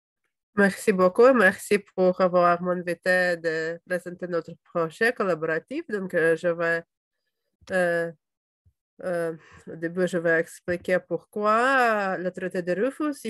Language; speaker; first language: French; non-native, fluent; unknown